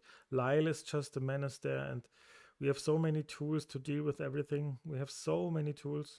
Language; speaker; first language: English; non-native, fluent; German